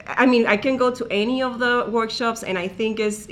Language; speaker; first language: English; non-native, fluent; Spanish